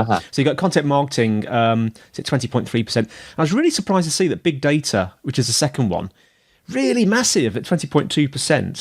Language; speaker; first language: English; native; English